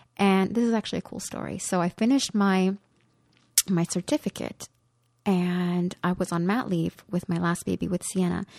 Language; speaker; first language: English; early bilingual, other home language; Spanish